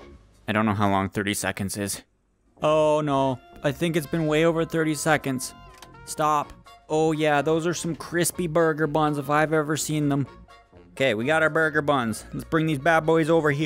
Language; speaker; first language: English; native; English